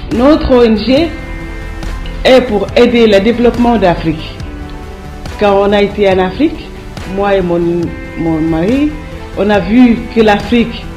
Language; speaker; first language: French; non-native, fluent; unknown